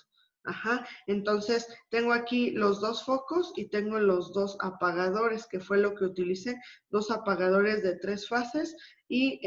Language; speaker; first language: Spanish; native; Spanish